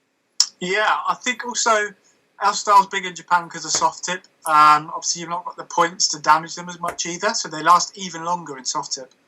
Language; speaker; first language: English; native; English